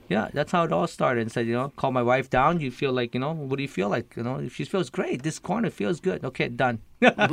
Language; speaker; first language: English; early bilingual, other home language; Lao